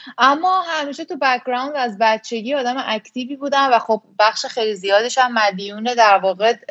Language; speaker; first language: Persian; native; Persian